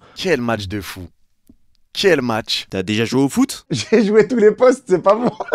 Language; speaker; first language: French; non-native, local second language; Kabyle